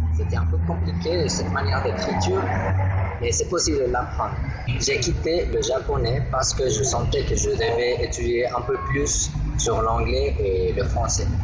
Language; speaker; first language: French; non-native, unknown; Spanish